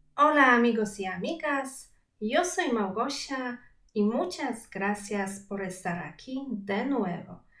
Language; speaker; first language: Spanish; non-native, fluent; Polish